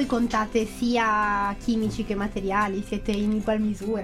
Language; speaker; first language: Italian; native; Italian